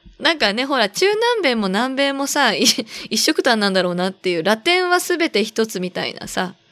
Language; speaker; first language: Japanese; native; Japanese